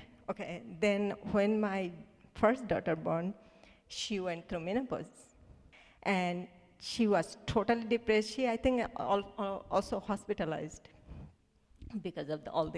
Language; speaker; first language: English; non-native, local second language; Bangla